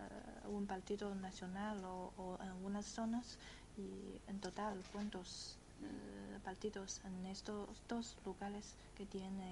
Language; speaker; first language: Spanish; non-native, fluent; Chinese